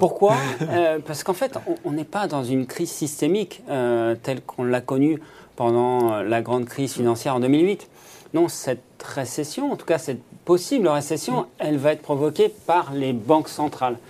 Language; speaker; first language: French; native; French